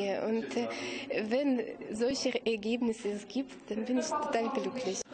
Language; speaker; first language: German; non-native, fluent; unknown